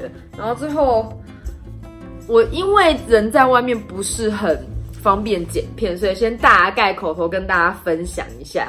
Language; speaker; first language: Chinese; native; Chinese